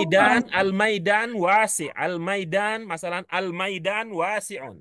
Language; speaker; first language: Arabic; non-native, learner; Indonesian